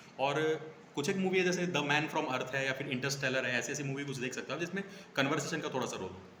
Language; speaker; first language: Hindi; native; Hindi